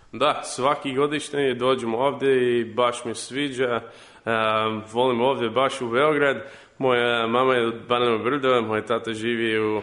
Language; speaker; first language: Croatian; early bilingual, heritage; Serbian